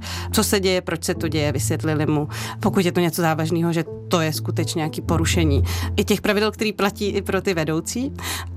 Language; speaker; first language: Czech; native; Czech